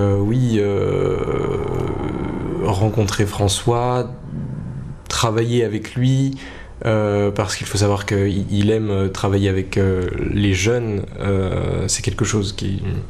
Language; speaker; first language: French; native; French